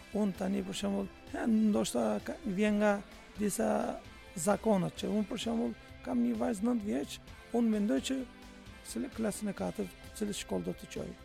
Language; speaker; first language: Albanian; non-native, fluent; Turkish